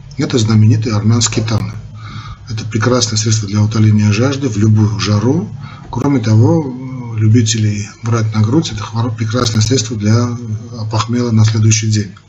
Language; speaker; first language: Russian; non-native, local second language; Armenian